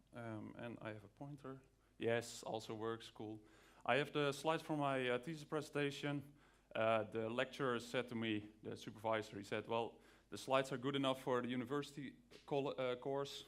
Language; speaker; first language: English; non-native, fluent; Dutch